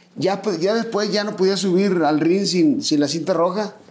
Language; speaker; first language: Spanish; native; Spanish